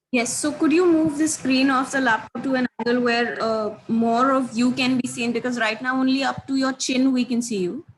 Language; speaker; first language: English; non-native, local second language; Marathi